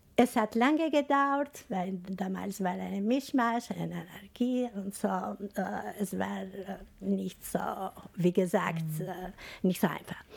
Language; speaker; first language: German; non-native, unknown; Albanian